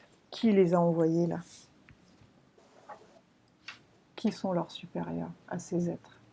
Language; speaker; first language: French; native; French